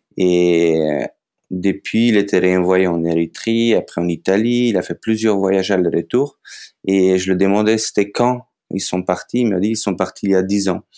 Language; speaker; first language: French; non-native, fluent; Macedonian